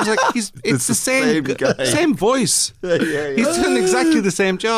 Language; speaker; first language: English; native; English